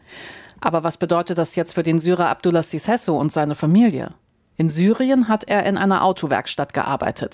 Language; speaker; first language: German; native; German